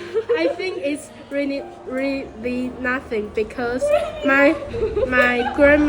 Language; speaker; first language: English; non-native, fluent; Chinese